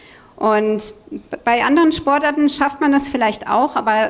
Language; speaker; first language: German; native; German